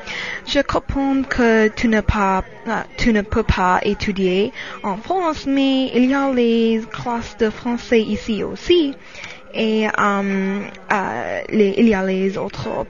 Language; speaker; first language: French; non-native, learner; English